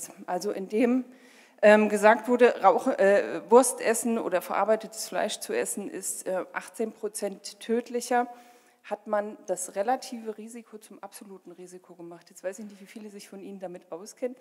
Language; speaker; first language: German; native; German